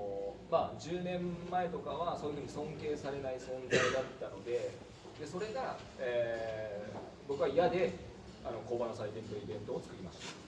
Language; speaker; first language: Japanese; native; Japanese